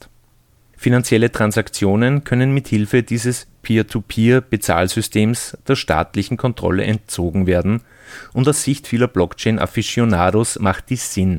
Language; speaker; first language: German; native; German